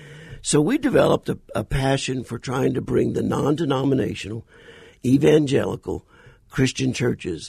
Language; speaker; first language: English; native; English